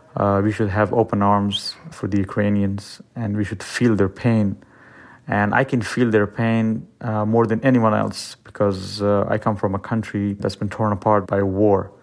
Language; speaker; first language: English; non-native, fluent; Persian